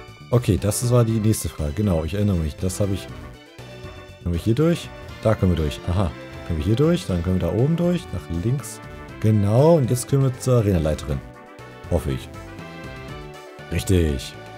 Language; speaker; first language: German; native; German